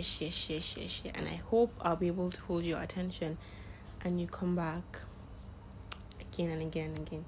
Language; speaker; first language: English; non-native, local second language; Hausa